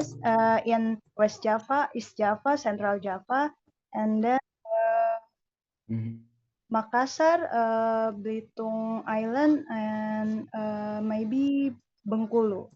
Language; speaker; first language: English; non-native, learner; Indonesian